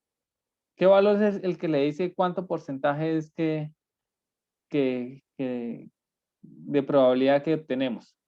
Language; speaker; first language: Spanish; native; Spanish